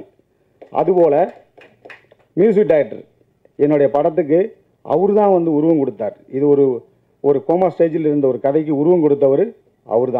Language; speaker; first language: Tamil; native; Tamil